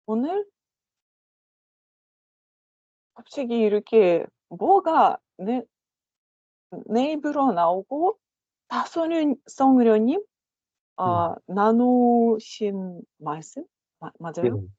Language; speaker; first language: Korean; non-native, learner; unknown